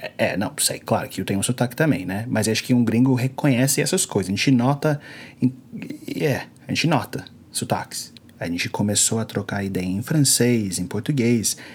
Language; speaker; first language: Portuguese; non-native, fluent; English